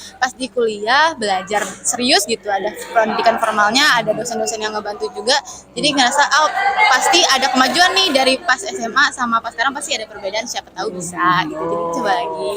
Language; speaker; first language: Indonesian; native; Indonesian